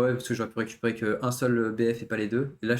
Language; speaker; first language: French; native; French